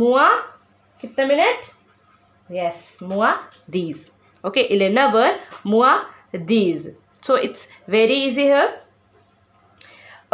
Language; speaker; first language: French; non-native, fluent; Hindi